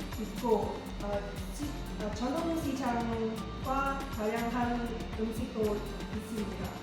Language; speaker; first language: Korean; non-native, learner; Vietnamese